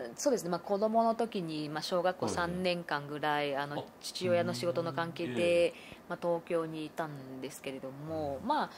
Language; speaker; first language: Japanese; non-native, fluent; Vietnamese